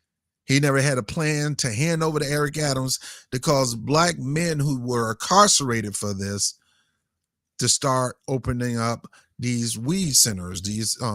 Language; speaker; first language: English; native; English